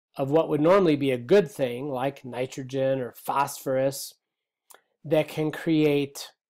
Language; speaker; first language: English; native; English